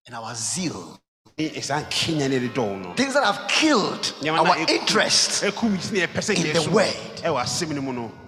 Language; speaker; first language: English; non-native, local second language; Ga